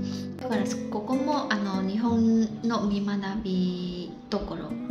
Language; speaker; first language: Japanese; non-native, fluent; Khmer